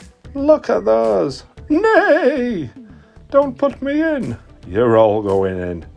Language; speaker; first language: English; native; English